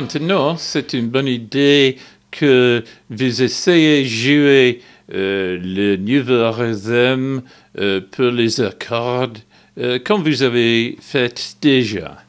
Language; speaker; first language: French; non-native, learner; English